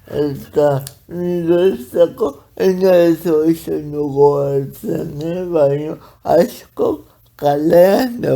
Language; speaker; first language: Basque; non-native, learner; Spanish